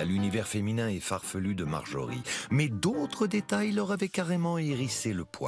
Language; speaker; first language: French; native; French